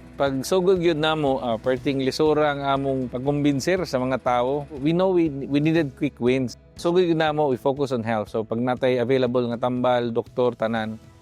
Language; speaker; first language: Cebuano; native; Cebuano